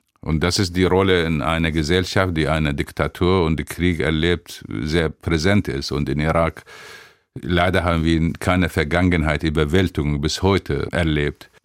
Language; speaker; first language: German; non-native, fluent; Arabic